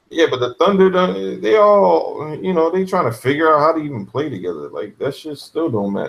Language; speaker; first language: English; native; English